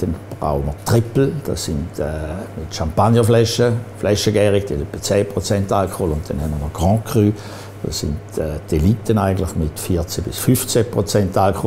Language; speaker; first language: German; native; German